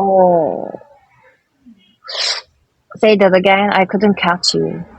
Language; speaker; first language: English; non-native, learner; Korean